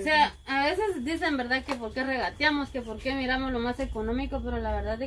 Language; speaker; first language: Spanish; native; Spanish